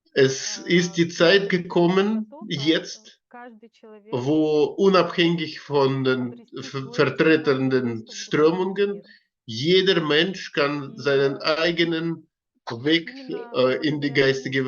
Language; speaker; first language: German; non-native, learner; Russian